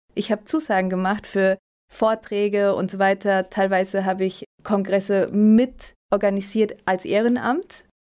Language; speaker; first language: German; early bilingual, other home language; Spanish